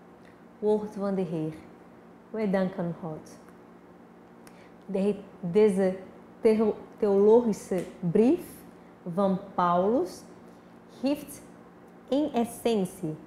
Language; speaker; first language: Dutch; non-native, fluent; Portuguese